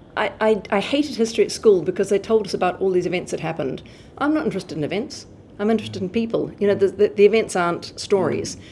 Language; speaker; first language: English; native; English